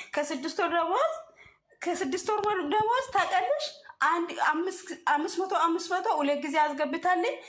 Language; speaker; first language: Amharic; non-native, local second language; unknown